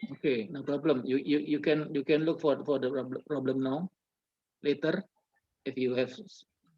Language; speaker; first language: English; non-native, learner; Indonesian